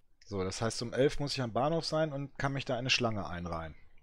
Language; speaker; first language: German; early bilingual, other home language; French